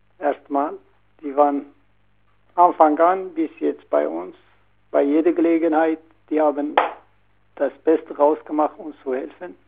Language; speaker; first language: German; non-native, learner; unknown